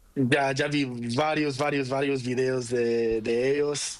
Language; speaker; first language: Spanish; non-native, learner; Portuguese